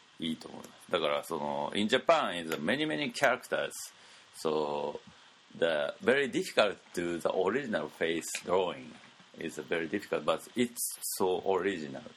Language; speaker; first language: English; non-native, learner; Japanese